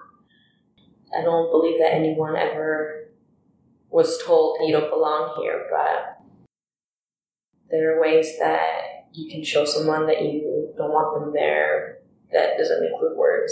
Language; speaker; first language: English; early bilingual, other home language; Spanish